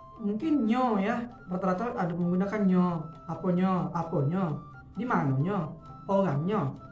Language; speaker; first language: Indonesian; native; Indonesian